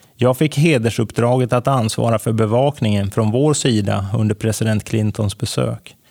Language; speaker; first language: Swedish; native; Swedish